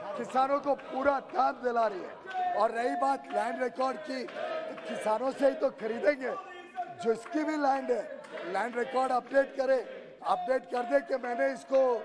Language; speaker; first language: Hindi; native; Hindi